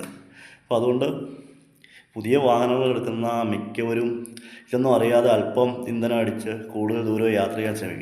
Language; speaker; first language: Malayalam; native; Malayalam